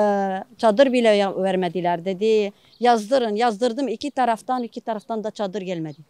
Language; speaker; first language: Turkish; non-native, local second language; Arabic